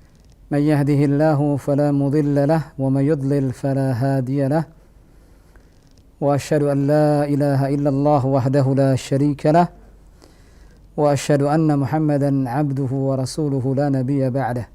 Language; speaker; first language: Arabic; non-native, fluent; Indonesian